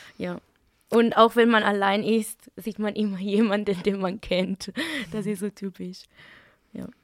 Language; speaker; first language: German; non-native, fluent; Italian